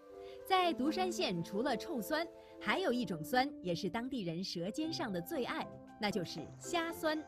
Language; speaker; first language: Chinese; native; Chinese